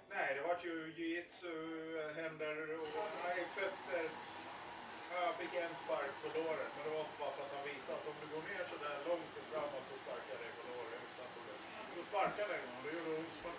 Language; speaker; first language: Swedish; native; Swedish